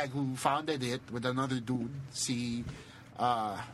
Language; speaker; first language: English; non-native, local second language; Filipino